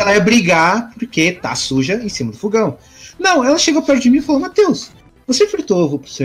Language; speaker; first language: Portuguese; native; Portuguese